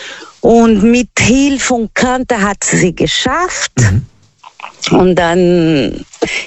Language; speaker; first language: German; non-native, learner; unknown